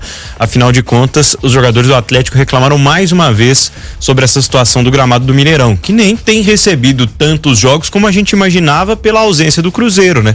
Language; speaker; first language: Portuguese; native; Portuguese